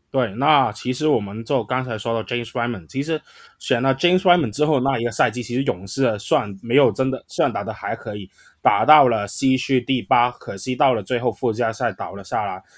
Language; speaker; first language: Chinese; non-native, local second language; Cantonese